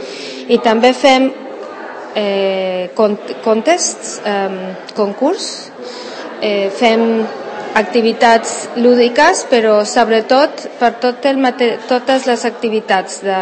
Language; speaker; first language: Catalan; non-native, local second language; Spanish